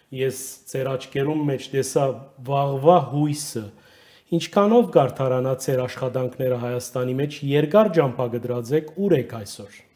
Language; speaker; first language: Armenian; early bilingual, heritage; Armenian